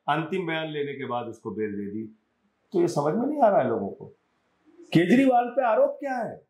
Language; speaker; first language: Hindi; native; Hindi